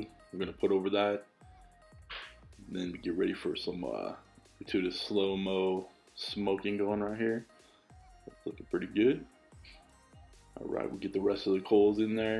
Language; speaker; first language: English; native; English